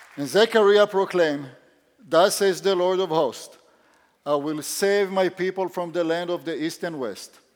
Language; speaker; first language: English; non-native, fluent; Hebrew